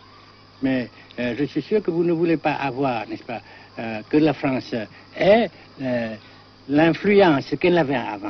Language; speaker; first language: French; non-native, local second language; Vietnamese